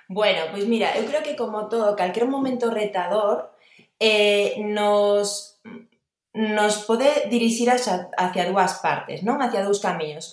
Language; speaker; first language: Galician; non-native, local second language; Spanish